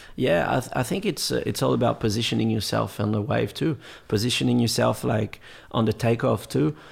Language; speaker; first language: English; non-native, fluent; French